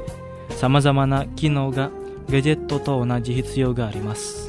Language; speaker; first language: Japanese; non-native, fluent; Indonesian